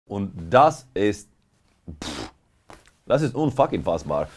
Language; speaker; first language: German; non-native, learner; Finnish